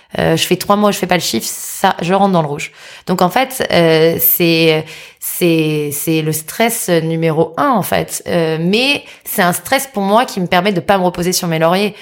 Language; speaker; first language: French; native; French